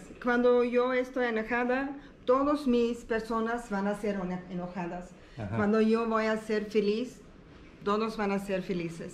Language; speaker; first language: Spanish; non-native, learner; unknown